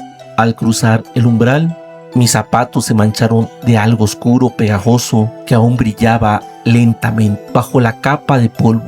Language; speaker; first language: Spanish; native; Spanish